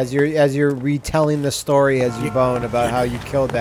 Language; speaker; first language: English; native; English